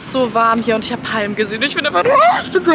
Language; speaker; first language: German; native; German